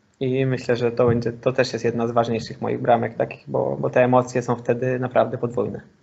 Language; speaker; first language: Polish; native; Polish